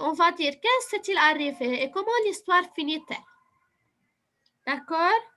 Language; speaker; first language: French; non-native, fluent; Arabic